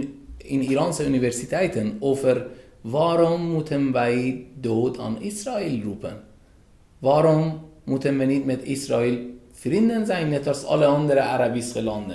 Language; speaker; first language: Dutch; non-native, fluent; Persian